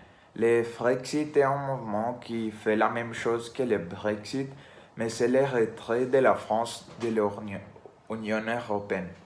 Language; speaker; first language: French; non-native, learner; Spanish